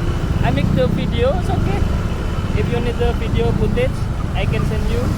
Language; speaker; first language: English; non-native, learner; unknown